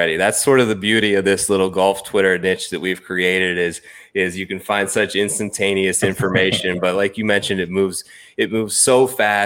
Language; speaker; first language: English; native; English